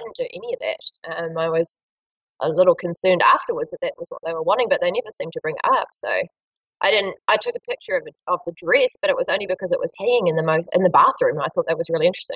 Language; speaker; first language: English; native; English